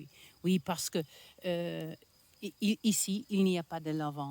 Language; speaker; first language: French; non-native, learner; Dutch